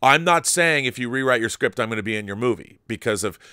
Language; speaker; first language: English; native; English